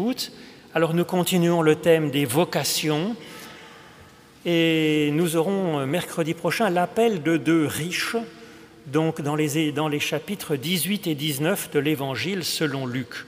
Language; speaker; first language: French; native; French